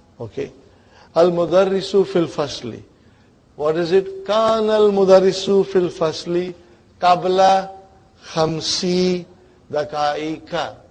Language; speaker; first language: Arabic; non-native, fluent; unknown